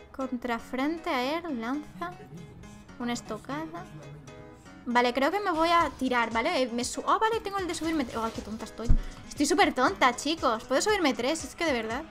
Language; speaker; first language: Spanish; native; Spanish